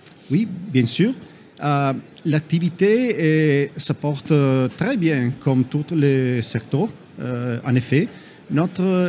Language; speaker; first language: French; non-native, fluent; Italian